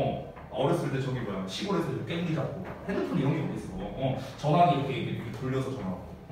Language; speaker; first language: Korean; native; Korean